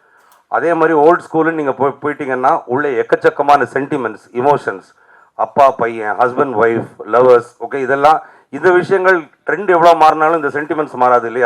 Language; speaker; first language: Tamil; native; Tamil